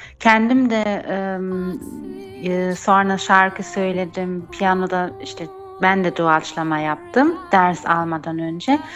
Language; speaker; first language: Turkish; early bilingual, heritage; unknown